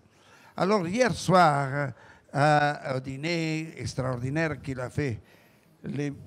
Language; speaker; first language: French; non-native, fluent; Italian